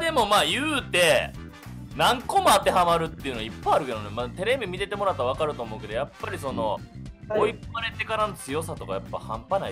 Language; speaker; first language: Japanese; native; Japanese